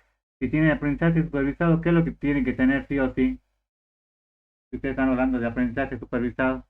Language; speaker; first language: Spanish; native; Spanish